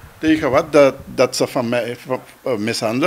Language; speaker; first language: Dutch; non-native, local second language; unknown